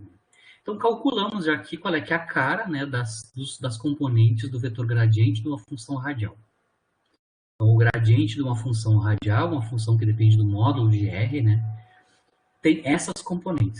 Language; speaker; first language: Portuguese; native; Portuguese